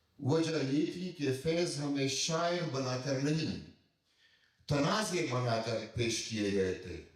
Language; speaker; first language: Urdu; native; Urdu